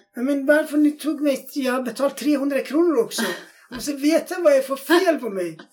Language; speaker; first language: Swedish; non-native, fluent; Persian